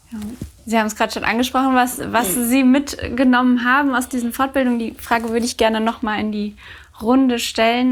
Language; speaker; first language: German; native; German